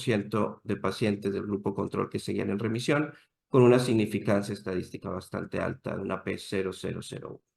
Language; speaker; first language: Spanish; native; Spanish